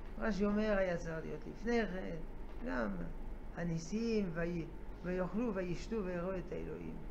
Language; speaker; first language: Hebrew; non-native, fluent; French